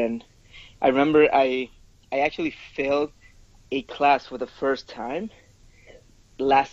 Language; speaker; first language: English; non-native, fluent; Spanish